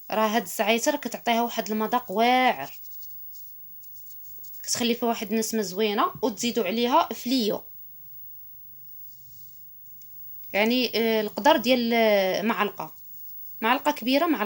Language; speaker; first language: Arabic; native; Arabic